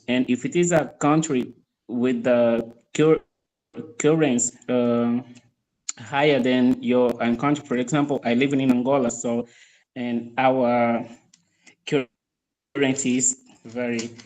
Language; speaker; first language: English; non-native, fluent; Portuguese